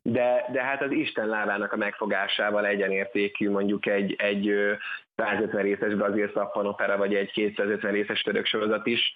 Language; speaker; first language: Hungarian; native; Hungarian